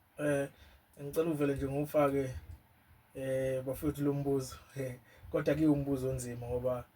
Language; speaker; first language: Zulu; native; Zulu